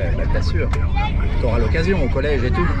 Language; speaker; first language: French; native; French